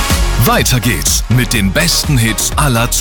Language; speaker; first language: German; native; German